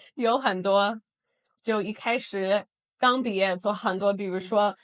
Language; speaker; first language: Chinese; non-native, fluent; English